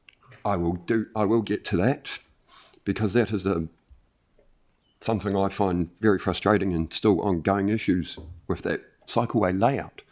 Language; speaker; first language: English; native; English